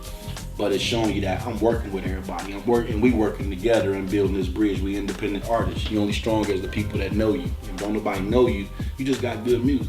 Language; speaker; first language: English; native; English